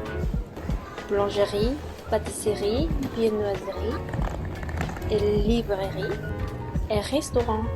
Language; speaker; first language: French; non-native, fluent; Korean